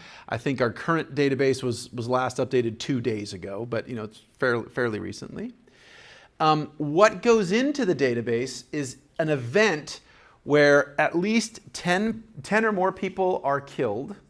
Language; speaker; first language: English; native; English